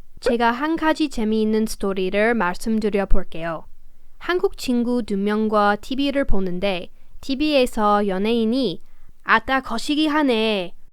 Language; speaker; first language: Korean; non-native, fluent; English